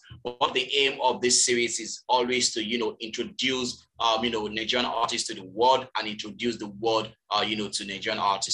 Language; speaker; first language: English; non-native, local second language; Yoruba